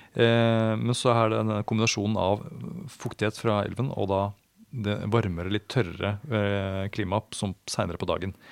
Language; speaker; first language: Norwegian; native; Norwegian